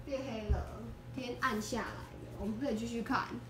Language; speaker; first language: Chinese; native; Chinese